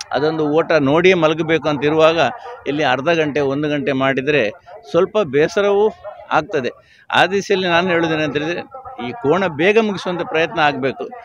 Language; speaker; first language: Kannada; native; Kannada